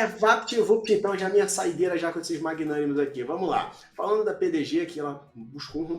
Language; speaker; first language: Portuguese; native; Portuguese